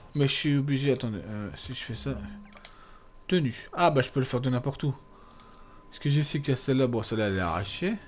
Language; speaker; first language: French; native; French